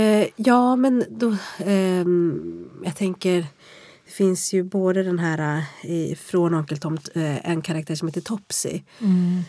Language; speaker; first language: Swedish; native; Swedish